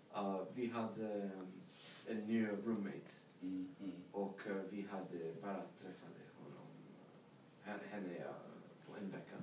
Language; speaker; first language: Swedish; non-native, learner; English